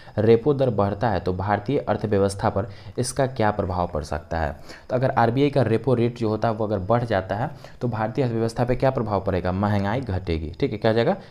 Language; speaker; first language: Hindi; native; Hindi